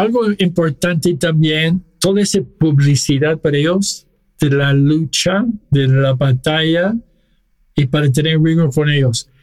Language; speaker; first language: Spanish; non-native, fluent; English